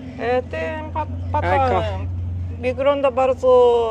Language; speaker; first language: Polish; non-native, learner; Japanese